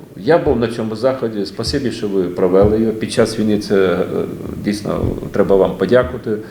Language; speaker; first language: Ukrainian; native; Ukrainian